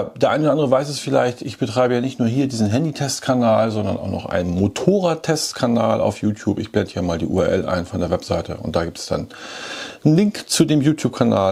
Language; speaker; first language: German; native; German